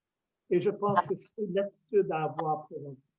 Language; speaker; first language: French; native; French